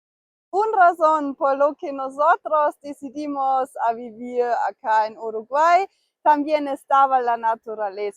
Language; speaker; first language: Spanish; non-native, fluent; German